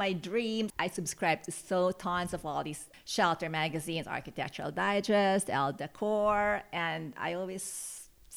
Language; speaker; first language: English; non-native, local second language; Filipino